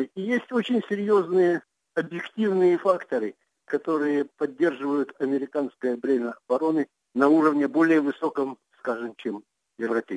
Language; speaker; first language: Russian; native; Russian